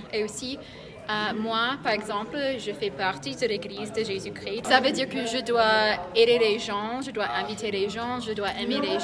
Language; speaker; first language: French; non-native, fluent; English